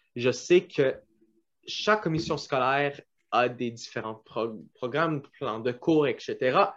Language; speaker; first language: French; non-native, local second language; English